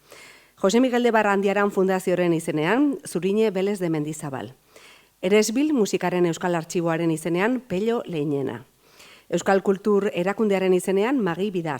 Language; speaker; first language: Basque; native; Basque